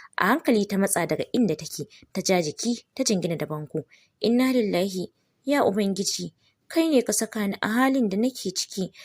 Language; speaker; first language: Hausa; native; Hausa